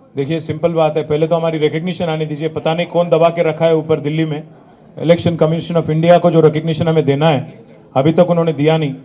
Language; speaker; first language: Hindi; non-native, local second language; Telugu